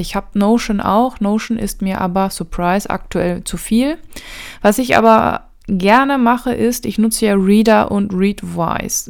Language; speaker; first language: German; native; German